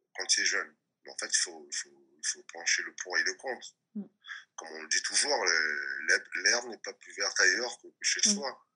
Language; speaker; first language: French; non-native, local second language; Réunion Creole French